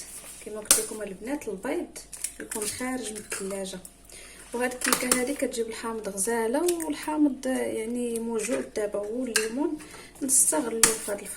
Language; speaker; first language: Arabic; native; Arabic